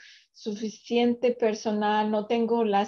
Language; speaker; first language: Spanish; early bilingual, other home language; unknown